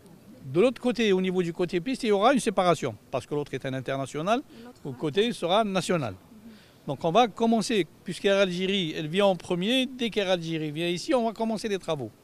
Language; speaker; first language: French; non-native, local second language; Arabic